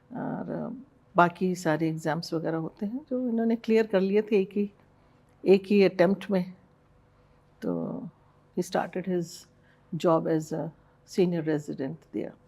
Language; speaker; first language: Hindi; early bilingual, other home language; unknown